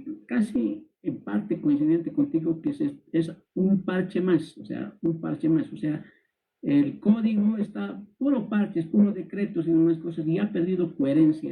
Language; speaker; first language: Spanish; native; Spanish